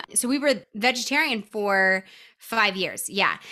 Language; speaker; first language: English; native; English